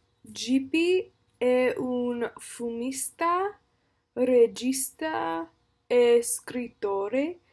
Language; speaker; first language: Italian; non-native, learner; English